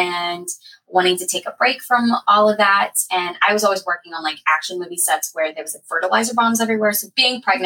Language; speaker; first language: English; native; English